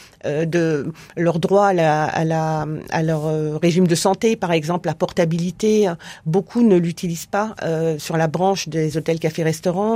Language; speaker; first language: French; native; French